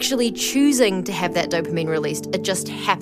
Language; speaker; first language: English; native; English